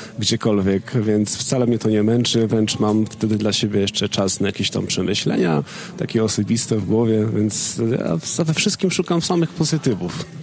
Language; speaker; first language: Polish; native; Polish